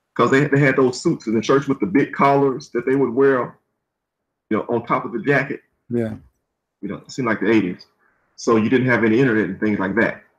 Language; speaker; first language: English; native; English